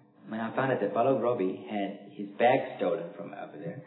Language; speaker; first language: English; non-native, local second language; Afrikaans